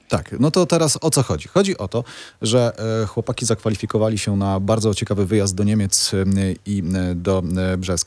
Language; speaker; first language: Polish; native; Polish